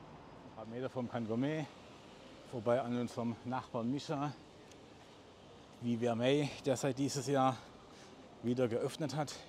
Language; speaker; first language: German; native; German